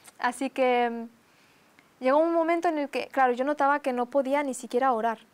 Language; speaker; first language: Spanish; early bilingual, other home language; Romanian